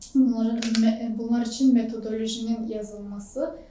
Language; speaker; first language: Turkish; non-native, fluent; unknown